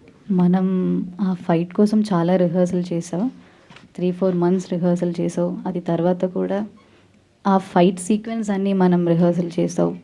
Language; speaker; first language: Telugu; non-native, learner; Malayalam